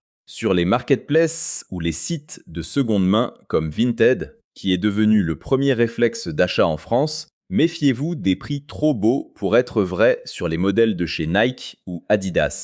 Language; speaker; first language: French; native; French